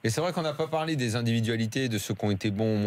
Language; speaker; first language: French; native; French